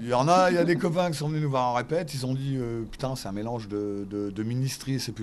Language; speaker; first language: French; native; French